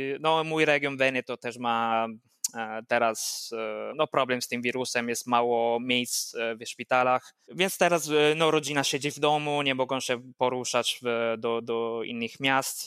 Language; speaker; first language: Polish; non-native, fluent; Italian